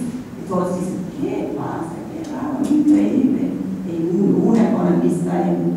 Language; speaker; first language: Spanish; non-native, fluent; English